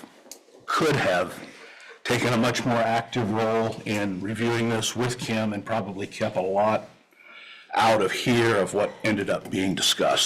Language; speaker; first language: English; native; English